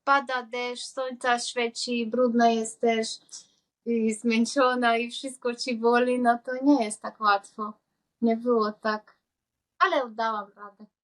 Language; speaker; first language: Polish; non-native, learner; Hungarian